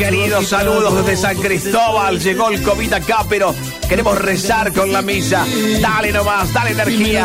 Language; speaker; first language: Spanish; native; Spanish